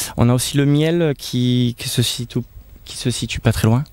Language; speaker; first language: French; native; French